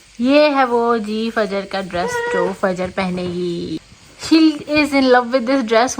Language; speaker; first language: Urdu; native; Urdu